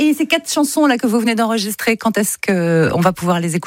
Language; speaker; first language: French; native; French